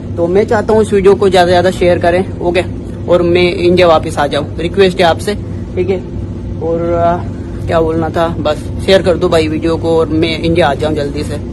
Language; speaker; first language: Hindi; non-native, local second language; Bhili